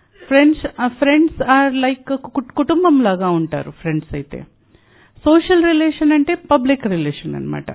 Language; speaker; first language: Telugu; non-native, local second language; Hindi